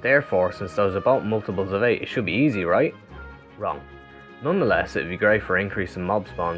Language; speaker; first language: English; native; English